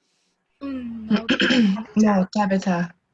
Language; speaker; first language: Japanese; non-native, learner; English